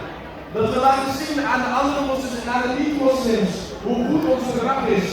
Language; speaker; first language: Dutch; early bilingual, other home language; Indonesian